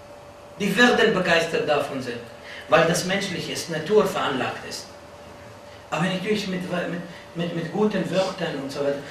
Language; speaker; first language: German; non-native, fluent; Arabic